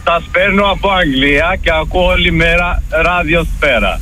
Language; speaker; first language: Greek; non-native, fluent; Albanian